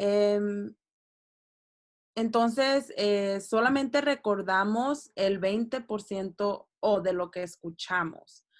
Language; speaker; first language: Spanish; early bilingual, heritage; Spanish